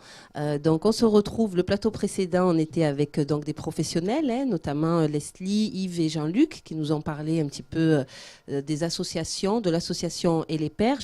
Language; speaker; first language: French; native; French